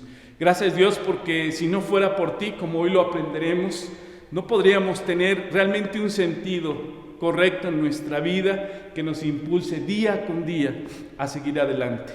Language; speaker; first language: Spanish; native; Spanish